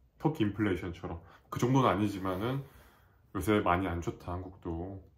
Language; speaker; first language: Korean; native; Korean